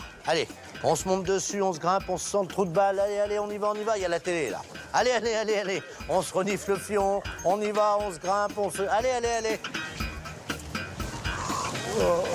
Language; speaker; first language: French; native; French